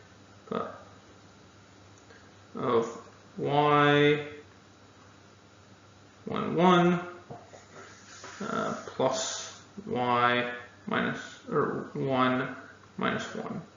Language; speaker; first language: English; native; English